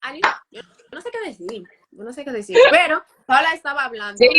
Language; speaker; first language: Spanish; non-native, learner; English